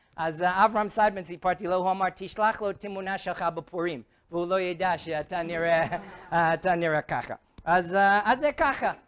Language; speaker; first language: Hebrew; non-native, fluent; English